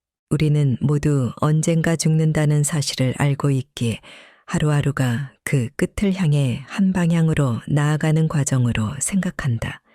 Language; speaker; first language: Korean; native; Korean